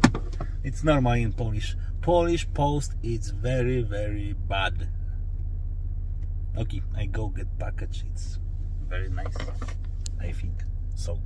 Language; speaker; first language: English; non-native, learner; Polish